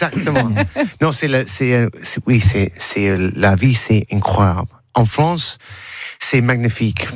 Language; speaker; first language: French; non-native, learner; English